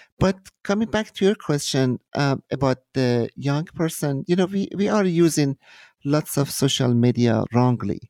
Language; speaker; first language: English; non-native, fluent; Persian